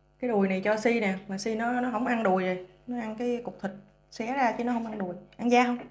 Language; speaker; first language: Vietnamese; native; Vietnamese